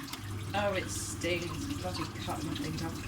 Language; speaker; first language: English; native; English